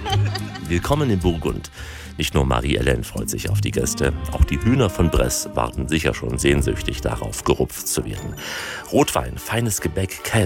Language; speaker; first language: German; native; German